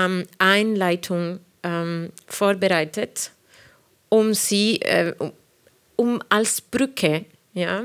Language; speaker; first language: German; non-native, fluent; Spanish